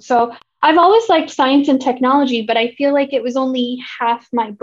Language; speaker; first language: English; native; English